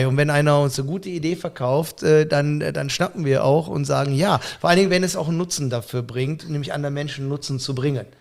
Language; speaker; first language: German; native; German